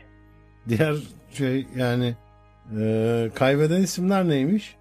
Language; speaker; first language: Turkish; native; Turkish